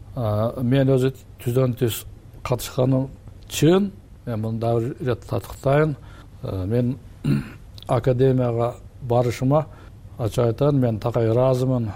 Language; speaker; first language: Kyrgyz; native; Kyrgyz